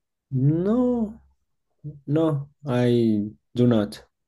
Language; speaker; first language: English; non-native, learner; Spanish